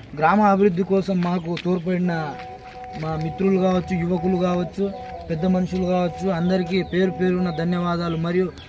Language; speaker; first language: Telugu; non-native, local second language; Lambadi